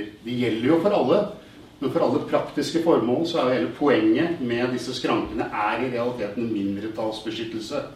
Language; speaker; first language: Norwegian; native; Norwegian